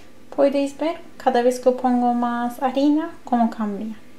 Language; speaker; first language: Spanish; non-native, learner; Turkish